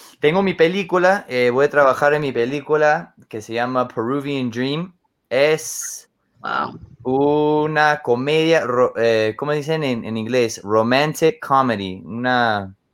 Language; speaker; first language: Spanish; non-native, fluent; English